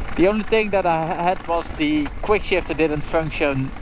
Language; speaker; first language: English; non-native, fluent; Dutch